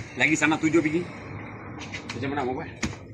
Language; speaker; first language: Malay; non-native, local second language; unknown